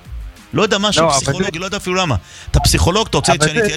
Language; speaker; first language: Hebrew; native; Hebrew